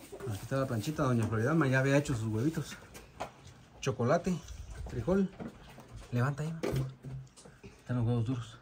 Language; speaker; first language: Spanish; native; Spanish